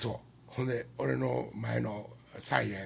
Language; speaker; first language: Japanese; native; Japanese